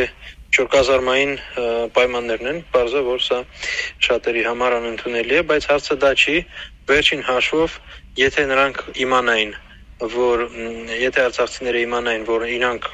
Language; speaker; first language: Armenian; native; Armenian